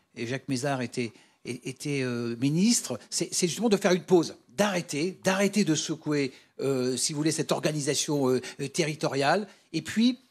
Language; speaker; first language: French; native; French